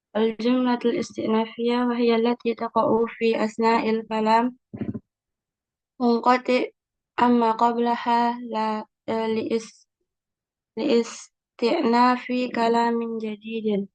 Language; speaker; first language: Arabic; non-native, learner; Indonesian